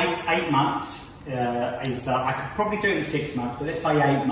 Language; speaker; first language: English; native; English